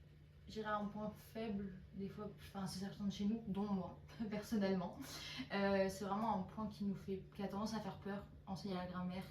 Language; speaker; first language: French; native; French